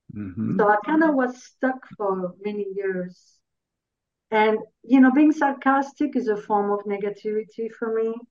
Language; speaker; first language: English; non-native, fluent; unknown